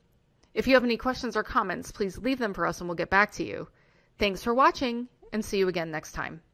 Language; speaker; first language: English; native; English